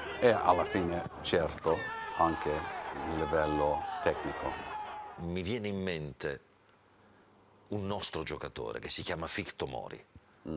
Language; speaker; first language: Italian; non-native, learner; English